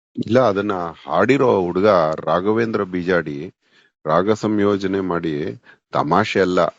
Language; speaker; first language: Kannada; native; Kannada